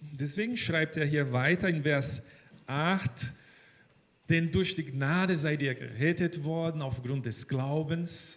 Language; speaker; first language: German; non-native, fluent; Portuguese